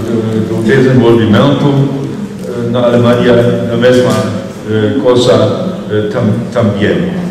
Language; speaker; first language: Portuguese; non-native, fluent; German